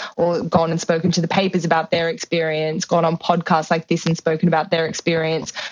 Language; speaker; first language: English; native; English